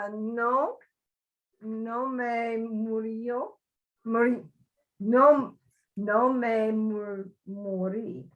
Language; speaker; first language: Spanish; non-native, learner; English